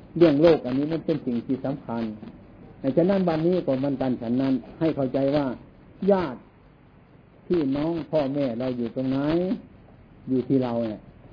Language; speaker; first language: Thai; non-native, local second language; Northeastern Thai